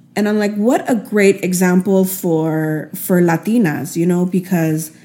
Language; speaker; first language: English; early bilingual, other home language; Spanish